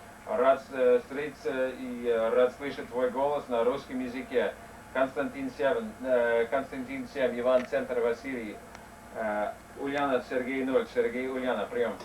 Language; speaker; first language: Russian; non-native, fluent; English